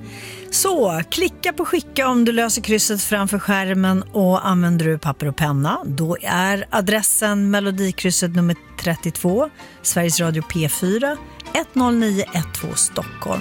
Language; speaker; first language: Swedish; native; Swedish